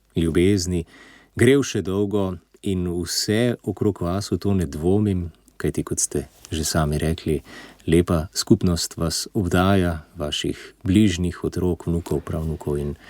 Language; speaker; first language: Slovenian; native; Slovenian